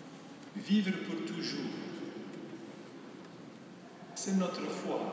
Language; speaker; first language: French; non-native, fluent; English